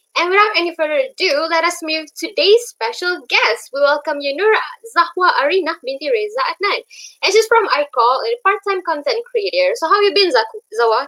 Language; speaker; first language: English; non-native, local second language; Malay